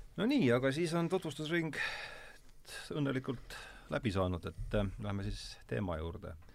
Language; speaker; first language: Estonian; native; Estonian